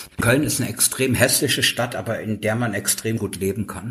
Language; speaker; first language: German; native; German